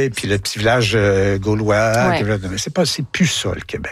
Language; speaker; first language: French; native; French